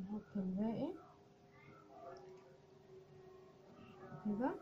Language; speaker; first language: Arabic; native; Arabic